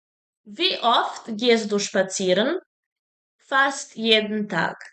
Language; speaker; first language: German; non-native, fluent; Serbian